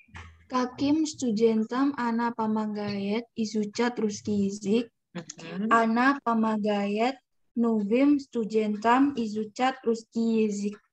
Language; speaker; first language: Russian; non-native, learner; Indonesian